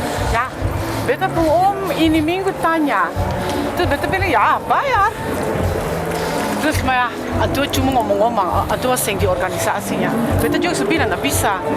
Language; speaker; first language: Indonesian; early bilingual, heritage; Indonesian